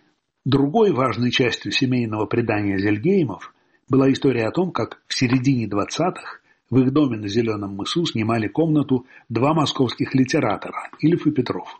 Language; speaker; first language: Russian; native; Russian